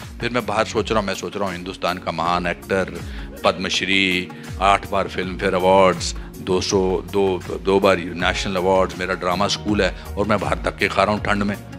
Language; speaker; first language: Hindi; native; Hindi